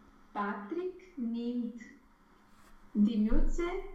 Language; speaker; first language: German; non-native, learner; Romanian